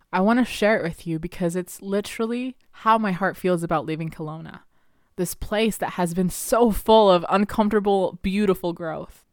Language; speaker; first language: English; early bilingual, other home language; Spanish